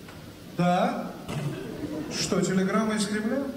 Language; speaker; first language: Russian; native; Russian